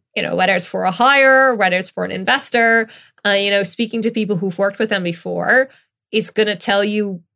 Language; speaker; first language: English; non-native, fluent; Dutch